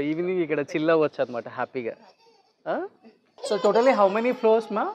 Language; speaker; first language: Telugu; native; Telugu